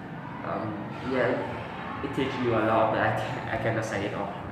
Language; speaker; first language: English; non-native, learner; Vietnamese